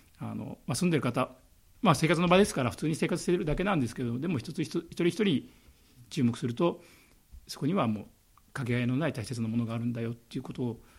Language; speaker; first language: Japanese; native; Japanese